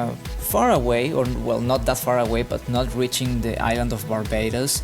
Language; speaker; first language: English; non-native, fluent; Spanish